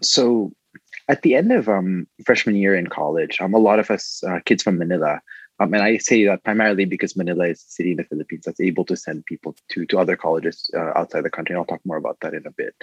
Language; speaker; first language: English; non-native, local second language; Filipino